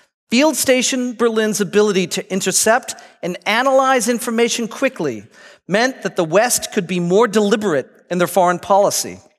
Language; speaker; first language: English; native; English